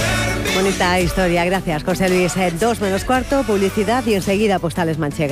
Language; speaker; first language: Spanish; native; Spanish